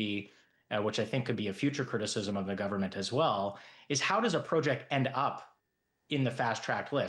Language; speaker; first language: English; native; English